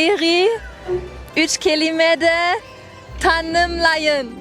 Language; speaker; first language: Turkish; non-native, learner; English